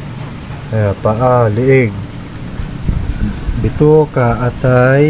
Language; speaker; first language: Filipino; native; Filipino